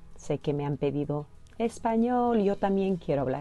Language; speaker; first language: Spanish; early bilingual, heritage; Spanish